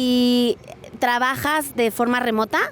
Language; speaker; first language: Spanish; native; Spanish